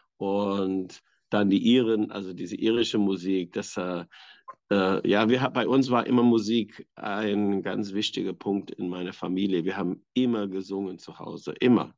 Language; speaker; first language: German; non-native, fluent; English